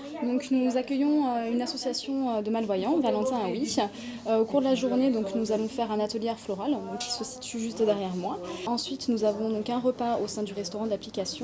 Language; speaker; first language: French; native; French